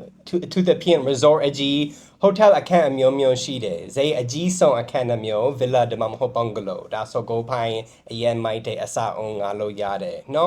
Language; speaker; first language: Burmese; non-native, fluent; English